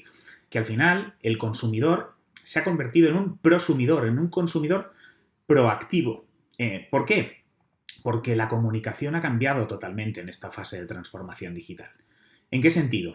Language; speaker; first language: Spanish; native; Spanish